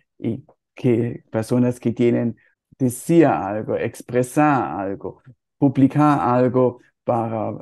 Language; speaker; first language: Spanish; non-native, fluent; German